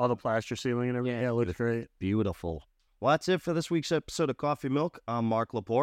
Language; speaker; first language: English; native; English